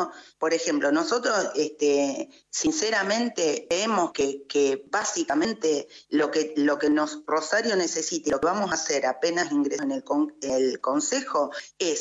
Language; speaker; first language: Spanish; native; Spanish